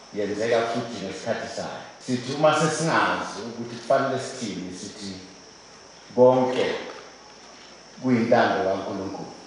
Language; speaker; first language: Zulu; non-native, local second language; Swati